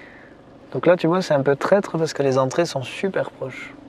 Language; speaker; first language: French; native; French